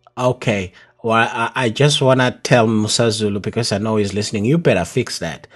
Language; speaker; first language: English; non-native, local second language; Zulu